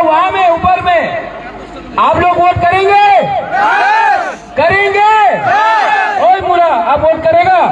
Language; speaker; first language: Hindi; non-native, local second language; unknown